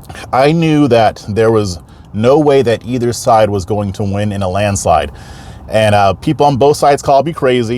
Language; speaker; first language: English; native; English